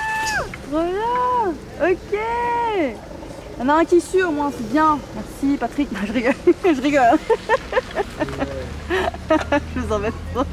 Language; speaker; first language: French; native; French